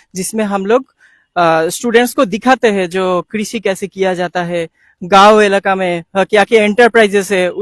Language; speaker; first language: Hindi; non-native, local second language; Bangla